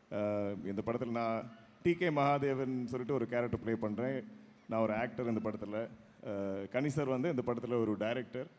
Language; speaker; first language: Tamil; non-native, fluent; Malayalam